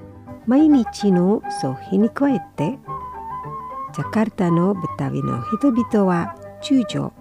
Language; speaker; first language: Japanese; non-native, fluent; Indonesian